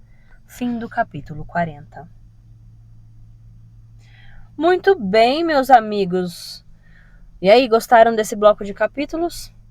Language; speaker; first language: Portuguese; native; Portuguese